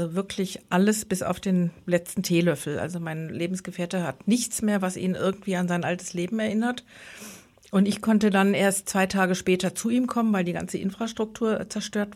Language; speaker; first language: German; native; German